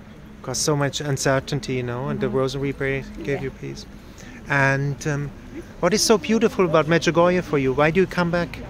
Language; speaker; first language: English; non-native, fluent; German